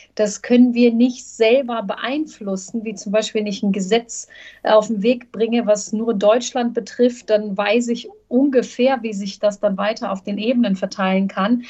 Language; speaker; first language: German; early bilingual, other home language; Bosnian